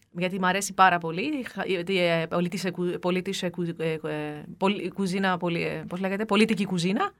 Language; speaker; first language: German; non-native, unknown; Greek